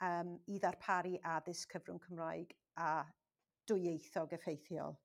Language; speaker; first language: Welsh; non-native, local second language; English